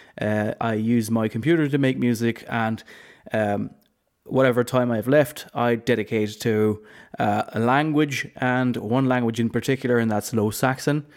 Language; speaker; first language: English; non-native, fluent; Low German